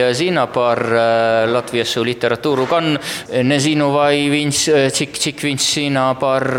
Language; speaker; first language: Latvian; non-native, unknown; Estonian